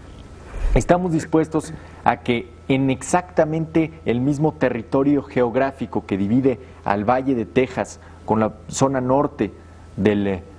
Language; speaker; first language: Spanish; native; Spanish